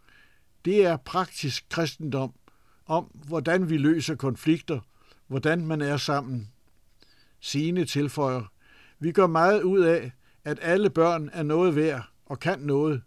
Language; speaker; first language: Danish; native; Danish